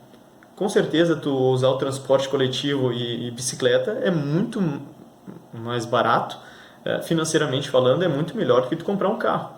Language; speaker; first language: Portuguese; native; Portuguese